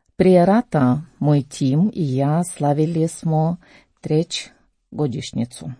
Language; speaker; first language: Croatian; non-native, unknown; Ukrainian